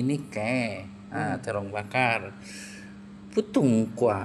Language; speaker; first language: Indonesian; native; Indonesian